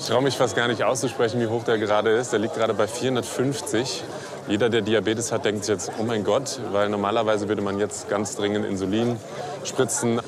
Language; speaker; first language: German; native; German